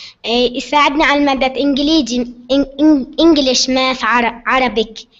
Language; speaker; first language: Arabic; native; Arabic